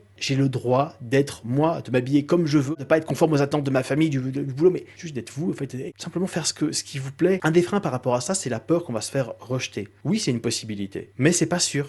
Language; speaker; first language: French; native; French